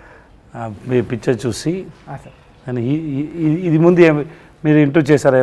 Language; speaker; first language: Telugu; non-native, learner; Tamil